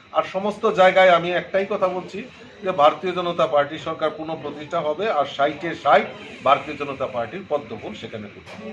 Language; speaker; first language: Bangla; native; Bangla